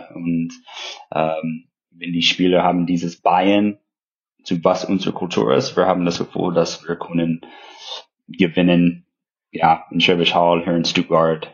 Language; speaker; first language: German; non-native, fluent; English